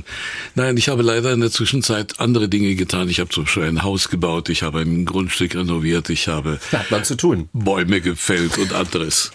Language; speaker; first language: German; native; German